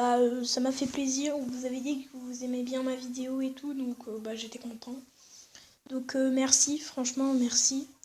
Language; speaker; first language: French; native; French